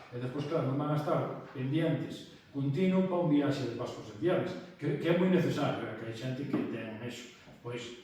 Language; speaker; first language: Galician; native; Galician